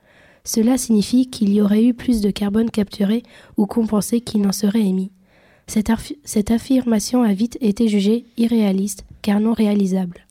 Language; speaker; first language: French; native; French